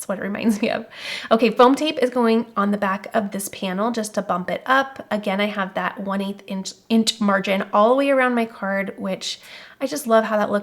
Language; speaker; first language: English; native; English